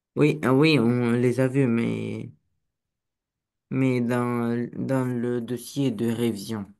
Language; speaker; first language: French; non-native, learner; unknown